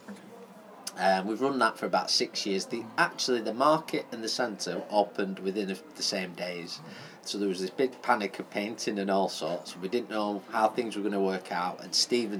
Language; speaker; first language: English; native; English